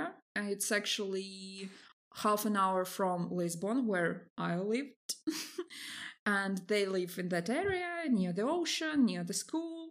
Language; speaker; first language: English; non-native, fluent; Russian